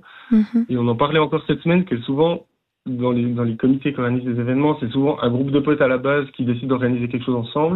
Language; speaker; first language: French; native; French